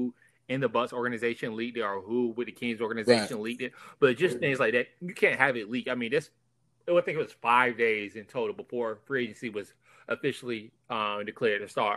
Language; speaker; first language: English; native; English